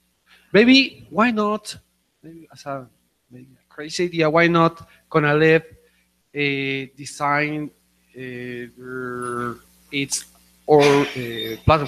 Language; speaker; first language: English; non-native, fluent; Spanish